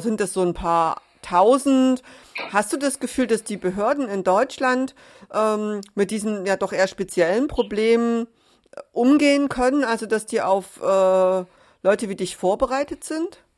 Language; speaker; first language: German; native; German